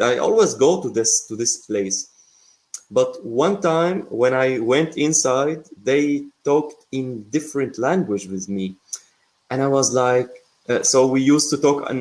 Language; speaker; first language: English; non-native, fluent; Arabic